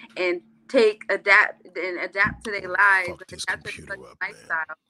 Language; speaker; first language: English; early bilingual, other home language; Arabic